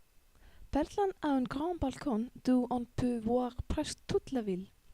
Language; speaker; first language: French; non-native, learner; Icelandic